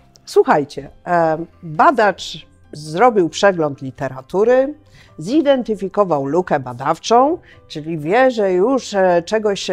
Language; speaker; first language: Polish; native; Polish